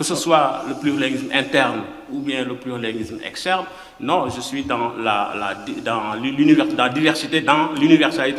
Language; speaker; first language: French; non-native, local second language; Wolof